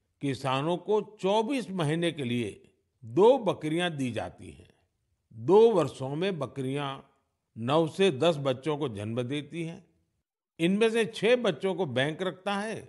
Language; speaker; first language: Hindi; non-native, local second language; Gujarati